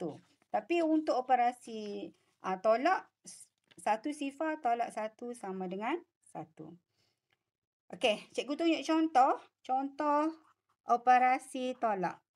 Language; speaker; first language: Malay; native; Malay